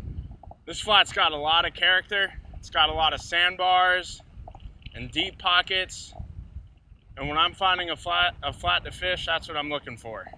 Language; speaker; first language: English; native; English